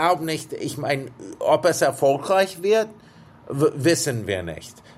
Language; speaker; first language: German; non-native, fluent; English